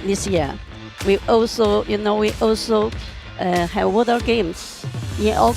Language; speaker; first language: English; non-native, learner; Chinese